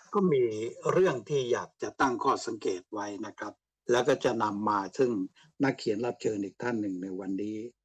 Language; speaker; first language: Thai; native; Thai